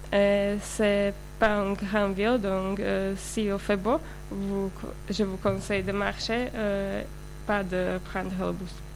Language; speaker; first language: French; non-native, fluent; Slovak